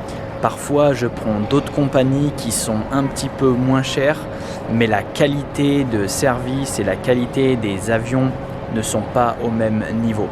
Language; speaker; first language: French; native; French